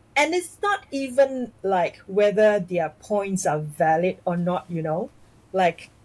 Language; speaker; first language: English; non-native, local second language; Chinese